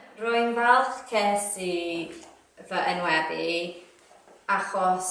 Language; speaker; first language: Welsh; non-native, local second language; English